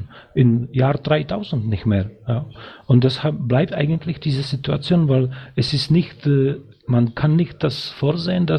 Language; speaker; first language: German; non-native, fluent; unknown